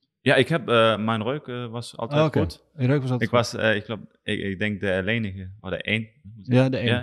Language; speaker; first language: Dutch; non-native, learner; German